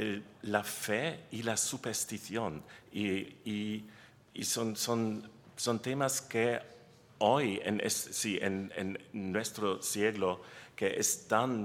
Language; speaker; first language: Spanish; non-native, learner; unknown